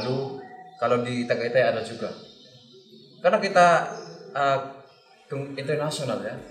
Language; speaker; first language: Indonesian; non-native, learner; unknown